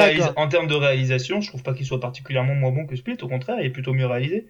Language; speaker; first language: French; native; French